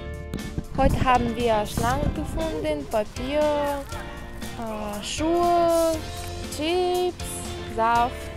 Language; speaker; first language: German; non-native, learner; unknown